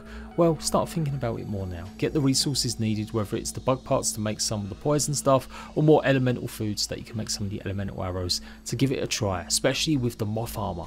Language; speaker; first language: English; native; English